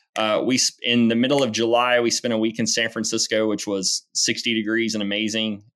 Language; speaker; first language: English; native; English